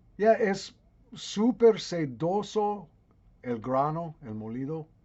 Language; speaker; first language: Spanish; non-native, learner; English